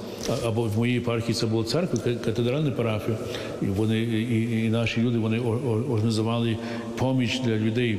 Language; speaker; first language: Ukrainian; early bilingual, heritage; English